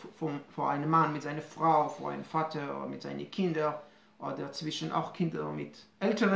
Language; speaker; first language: German; non-native, fluent; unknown